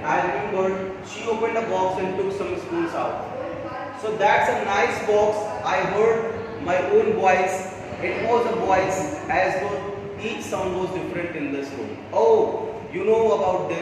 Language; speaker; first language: English; non-native, local second language; Hindi